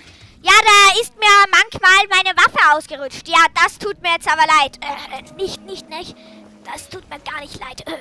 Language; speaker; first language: German; native; German